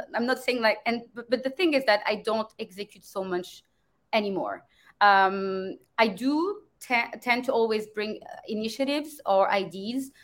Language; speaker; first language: English; non-native, fluent; French